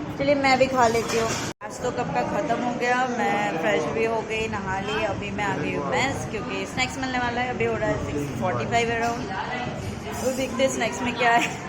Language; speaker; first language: Hindi; non-native, local second language; Bangla